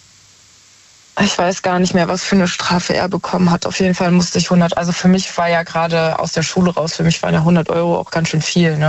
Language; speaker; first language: German; native; German